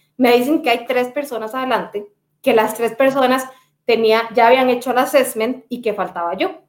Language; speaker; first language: Spanish; native; Spanish